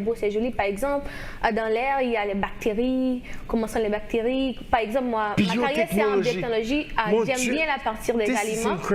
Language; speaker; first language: French; non-native, local second language; Haitian Creole